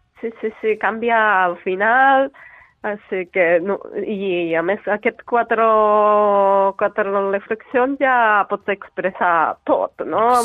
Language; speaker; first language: Catalan; non-native, learner; Japanese